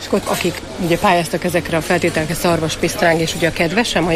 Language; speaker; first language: Hungarian; native; Hungarian